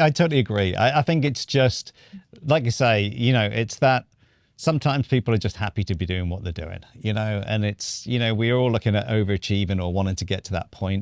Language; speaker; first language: English; native; English